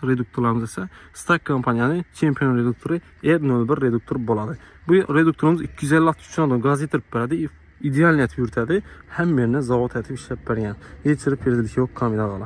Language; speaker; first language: Uzbek; native; Uzbek